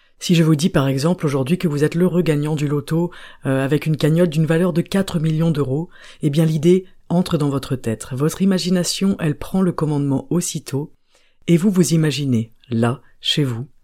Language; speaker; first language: French; native; French